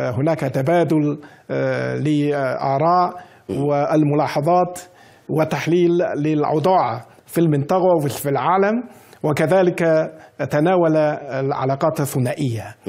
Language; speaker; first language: Arabic; non-native, fluent; Chinese